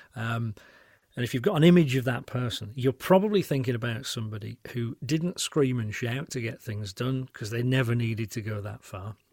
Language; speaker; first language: English; native; English